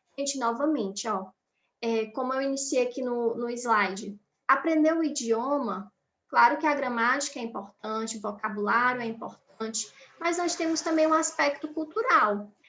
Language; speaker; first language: Portuguese; native; Portuguese